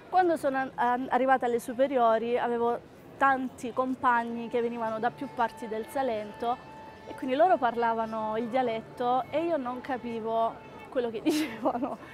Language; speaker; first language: Italian; native; Italian